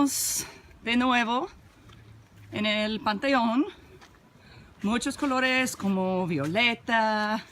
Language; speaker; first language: Spanish; non-native, learner; English